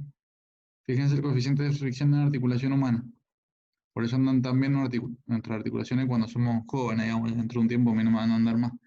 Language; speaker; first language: Spanish; native; Spanish